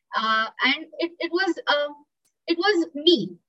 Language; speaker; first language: English; non-native, local second language; Marathi